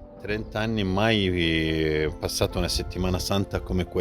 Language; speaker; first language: Italian; non-native, fluent; Arabic